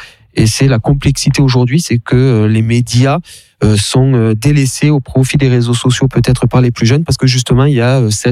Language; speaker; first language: French; native; French